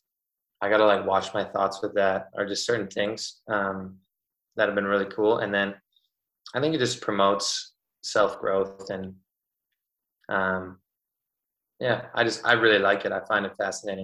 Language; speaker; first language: English; native; English